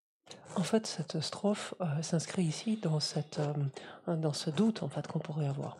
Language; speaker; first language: French; native; French